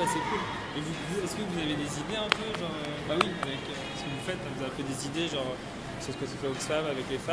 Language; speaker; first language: French; native; French